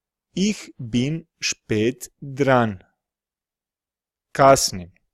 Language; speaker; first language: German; non-native, fluent; Serbian